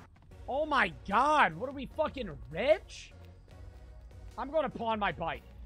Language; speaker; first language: English; native; English